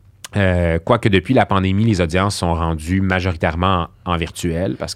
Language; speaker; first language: French; early bilingual, other home language; Arabic